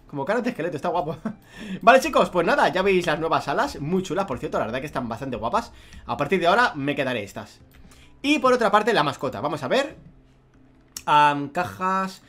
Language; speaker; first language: Spanish; native; Spanish